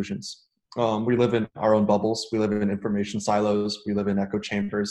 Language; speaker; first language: English; native; English